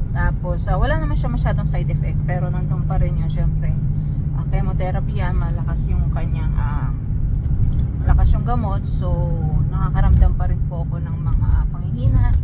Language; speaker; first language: Filipino; native; Filipino